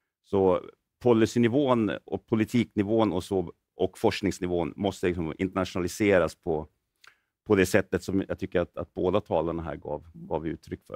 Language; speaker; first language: Swedish; native; Swedish